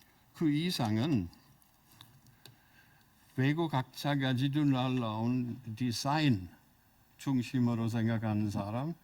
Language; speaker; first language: Korean; non-native, fluent; German